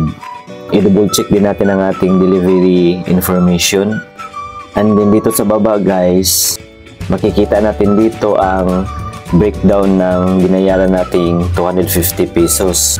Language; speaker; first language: Filipino; native; Filipino